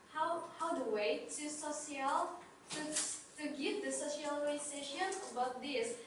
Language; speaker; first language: English; non-native, learner; Indonesian